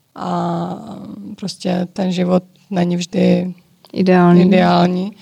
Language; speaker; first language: Czech; early bilingual, other home language; Georgian